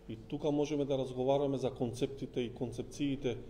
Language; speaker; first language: Macedonian; non-native, local second language; Albanian